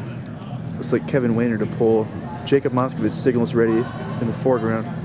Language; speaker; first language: English; native; English